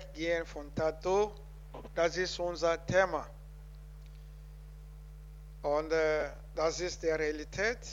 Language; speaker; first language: German; non-native, learner; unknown